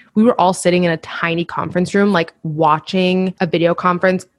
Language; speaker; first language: English; native; English